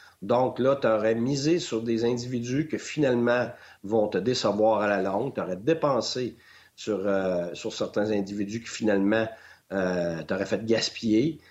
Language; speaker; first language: French; native; French